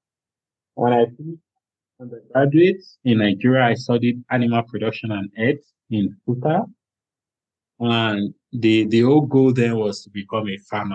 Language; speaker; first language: English; non-native, local second language; Yoruba